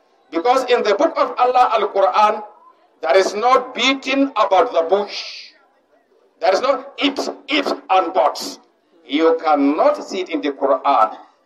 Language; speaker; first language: English; non-native, local second language; Hausa